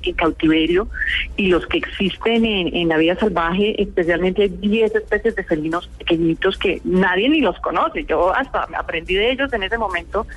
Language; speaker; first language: Spanish; native; Spanish